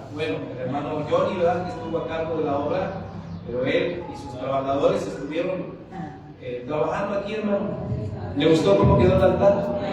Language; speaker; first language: Spanish; native; Spanish